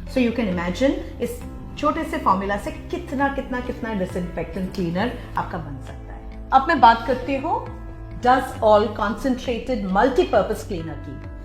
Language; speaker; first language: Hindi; non-native, local second language; Bangla